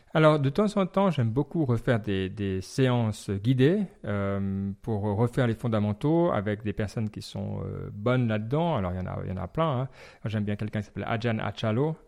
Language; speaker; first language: French; native; French